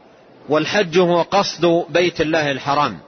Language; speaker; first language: Arabic; native; Arabic